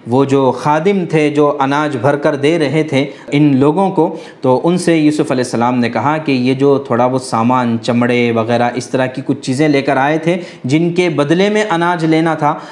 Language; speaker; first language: Urdu; native; Urdu